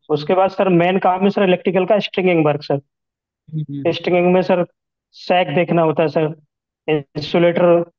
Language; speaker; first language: Hindi; native; Hindi